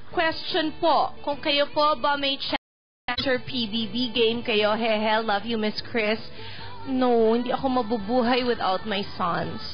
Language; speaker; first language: Filipino; native; Filipino